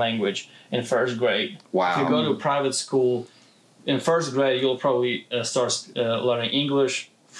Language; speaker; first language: English; non-native, fluent; Ukrainian